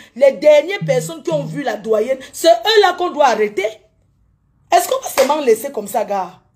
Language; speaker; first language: French; native; French